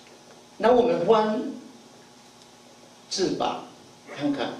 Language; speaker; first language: Chinese; non-native, fluent; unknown